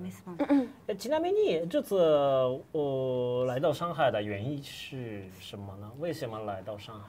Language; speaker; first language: Chinese; non-native, fluent; Japanese